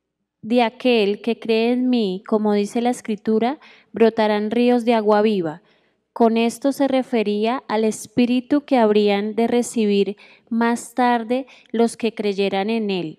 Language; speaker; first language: Spanish; native; Spanish